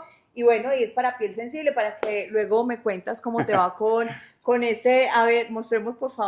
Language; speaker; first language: Spanish; native; Spanish